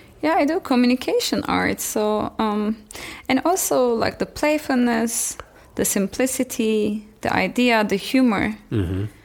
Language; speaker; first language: English; non-native, fluent; Turkish